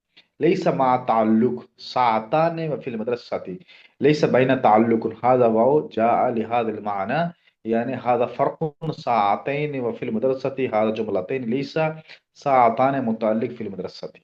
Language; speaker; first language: Arabic; non-native, learner; Urdu